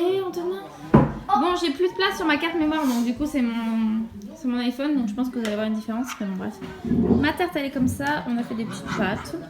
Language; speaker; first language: French; native; French